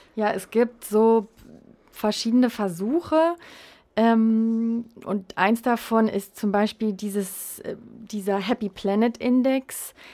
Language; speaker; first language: German; native; German